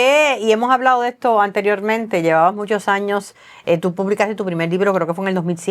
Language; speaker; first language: Spanish; native; Spanish